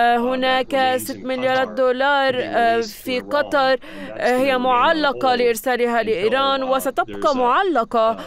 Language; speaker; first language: Arabic; non-native, fluent; English